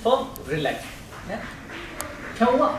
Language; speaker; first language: English; non-native, learner; Hindi